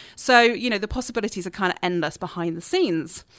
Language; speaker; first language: English; native; English